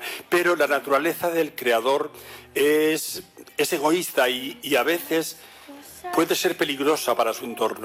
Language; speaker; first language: Spanish; native; Spanish